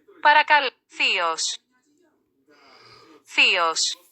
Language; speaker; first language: Greek; non-native, learner; Ukrainian